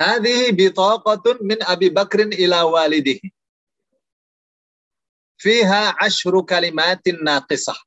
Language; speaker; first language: Arabic; non-native, fluent; Indonesian